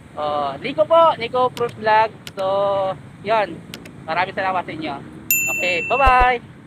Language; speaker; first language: Filipino; native; Filipino